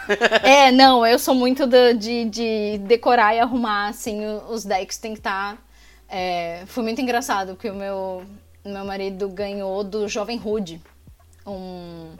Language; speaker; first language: Portuguese; native; Portuguese